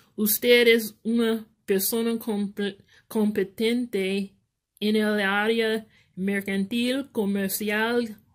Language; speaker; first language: Spanish; non-native, learner; English